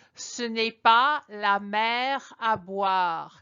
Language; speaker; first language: French; non-native, fluent; English